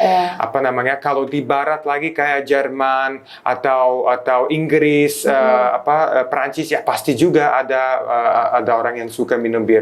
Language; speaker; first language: Indonesian; non-native, fluent; Serbian